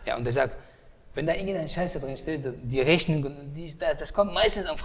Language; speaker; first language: German; native; German